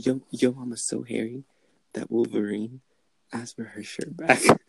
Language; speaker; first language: English; early bilingual, other home language; Spanish